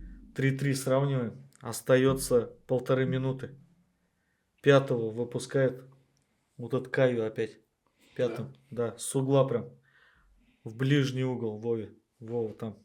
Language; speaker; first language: Russian; native; Russian